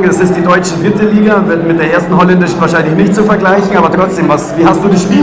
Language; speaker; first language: German; native; German